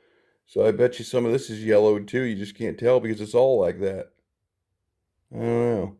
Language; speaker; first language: English; native; English